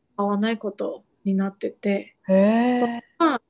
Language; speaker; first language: Japanese; non-native, fluent; Chinese